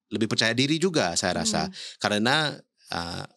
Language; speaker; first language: Indonesian; early bilingual, heritage; English